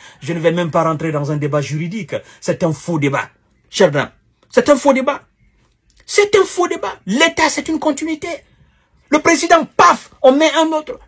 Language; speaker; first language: French; non-native, local second language; Wolof